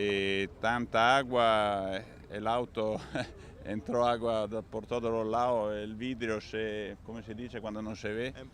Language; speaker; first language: Spanish; non-native, learner; Italian